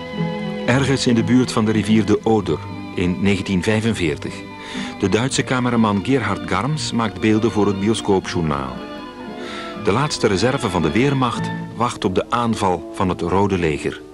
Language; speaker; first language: Dutch; native; Dutch